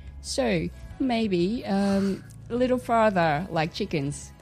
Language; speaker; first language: English; non-native, fluent; Japanese